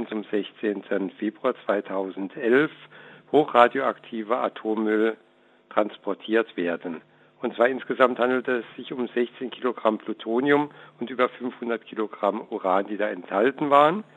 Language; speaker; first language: German; native; German